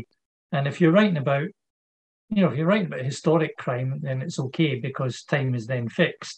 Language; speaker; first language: English; native; English